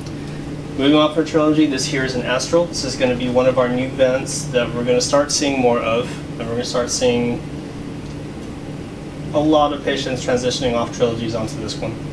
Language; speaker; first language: English; native; English